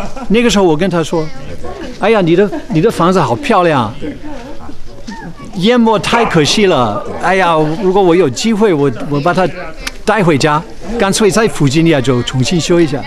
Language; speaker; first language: Chinese; non-native, fluent; English